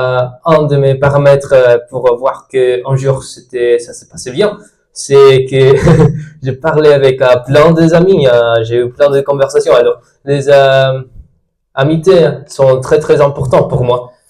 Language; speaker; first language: French; non-native, fluent; English